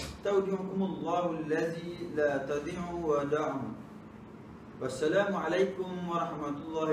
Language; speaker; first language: Arabic; non-native, learner; Malay